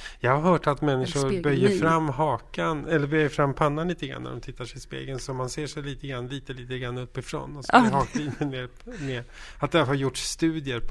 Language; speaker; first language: Swedish; native; Swedish